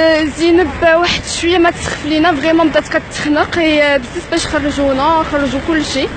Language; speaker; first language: Arabic; native; Arabic